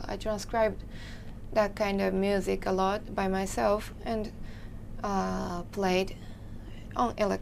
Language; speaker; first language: English; non-native, learner; Japanese